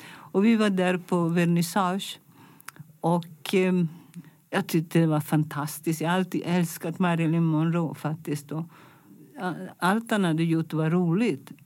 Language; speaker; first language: Swedish; non-native, fluent; Italian